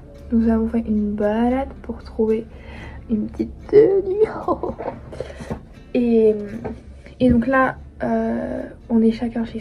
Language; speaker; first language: French; native; French